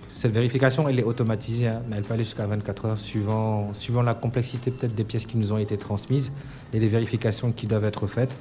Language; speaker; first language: French; non-native, local second language; Wolof